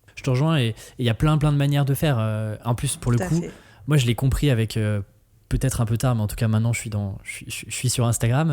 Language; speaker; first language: French; native; French